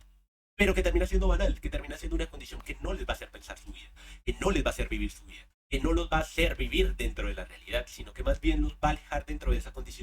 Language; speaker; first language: Spanish; native; Spanish